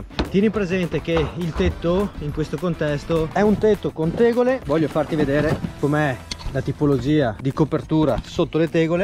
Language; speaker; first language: Italian; native; Italian